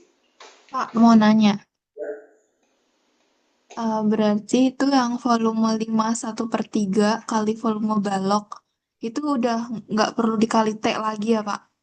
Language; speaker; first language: Indonesian; native; Indonesian